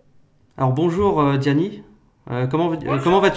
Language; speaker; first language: French; native; French